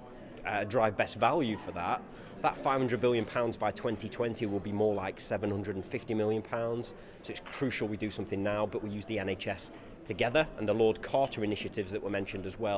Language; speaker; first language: English; native; English